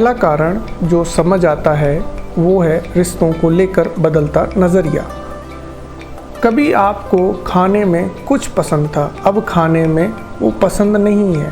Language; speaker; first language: Hindi; native; Hindi